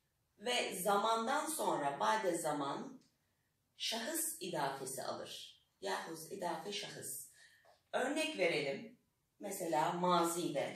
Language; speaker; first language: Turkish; non-native, fluent; Arabic